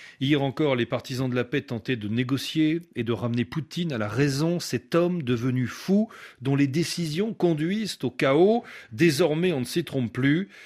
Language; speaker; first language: French; native; French